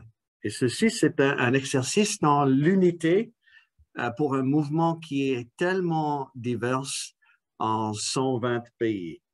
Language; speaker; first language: French; non-native, fluent; English